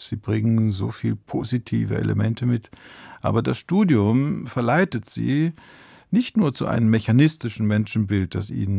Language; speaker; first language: German; early bilingual, other home language; Italian